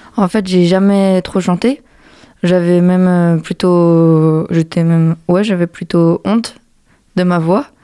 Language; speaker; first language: French; native; French